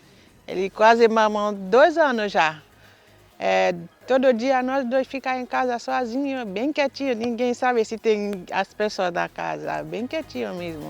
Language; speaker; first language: Portuguese; non-native, learner; Haitian Creole